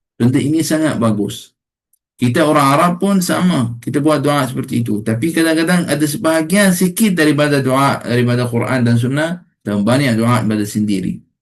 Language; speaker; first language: Malay; non-native, fluent; Arabic